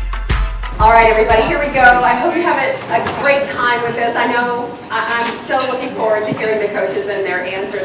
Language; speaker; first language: English; native; English